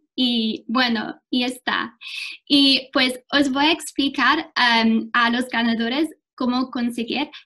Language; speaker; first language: Spanish; non-native, fluent; English